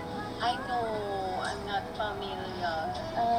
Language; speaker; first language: English; non-native, local second language; Filipino